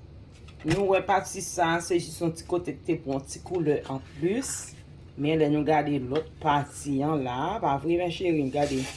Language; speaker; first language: French; non-native, local second language; Haitian Creole